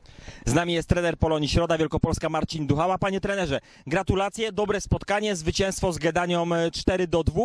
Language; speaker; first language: Polish; native; Polish